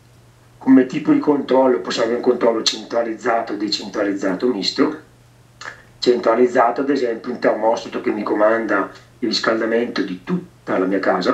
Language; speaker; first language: Italian; native; Italian